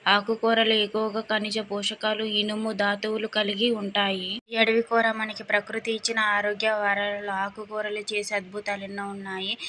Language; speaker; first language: Telugu; non-native, local second language; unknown